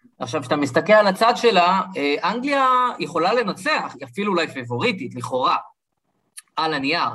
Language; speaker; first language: Hebrew; early bilingual, other home language; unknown